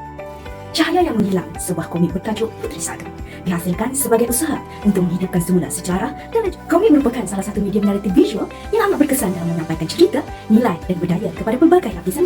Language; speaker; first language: Malay; native; Malay